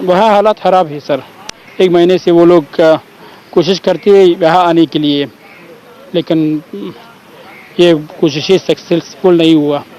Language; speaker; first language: Hindi; non-native, learner; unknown